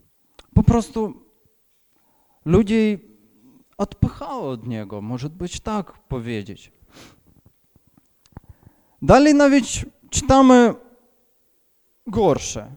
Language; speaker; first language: Polish; non-native, fluent; Ukrainian